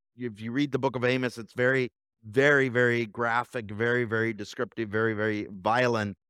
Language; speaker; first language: English; native; English